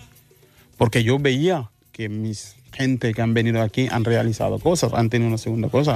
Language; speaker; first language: Spanish; non-native, fluent; Mandingo